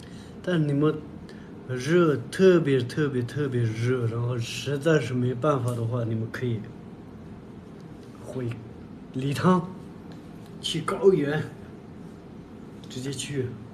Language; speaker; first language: Chinese; non-native, local second language; Tibetan